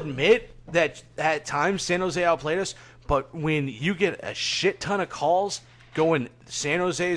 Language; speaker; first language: English; native; English